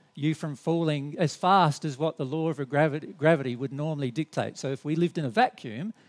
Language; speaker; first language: English; native; English